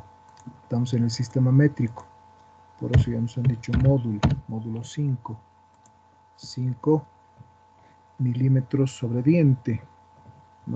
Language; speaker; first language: Spanish; native; Spanish